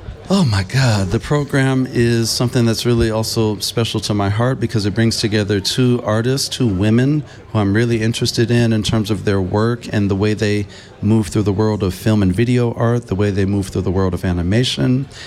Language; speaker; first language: English; native; English